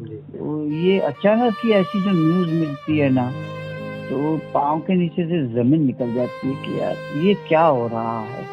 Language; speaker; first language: Hindi; native; Hindi